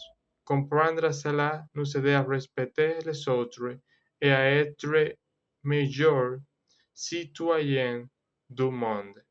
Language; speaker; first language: French; non-native, learner; Spanish